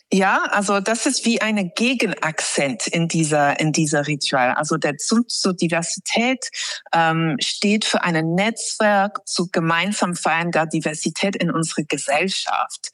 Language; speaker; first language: German; non-native, fluent; English